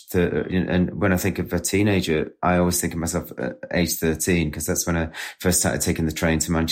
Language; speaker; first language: English; native; English